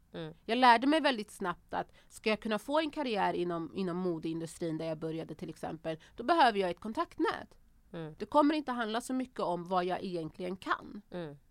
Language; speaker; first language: Swedish; early bilingual, other home language; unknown